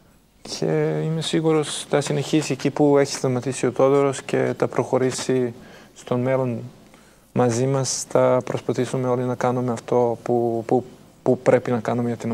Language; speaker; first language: Greek; non-native, fluent; Serbian